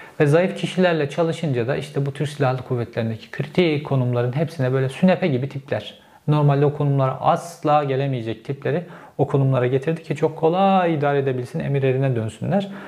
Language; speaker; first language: Turkish; native; Turkish